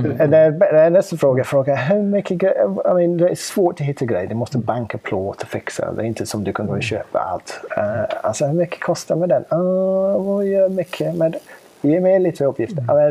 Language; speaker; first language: Swedish; non-native, fluent; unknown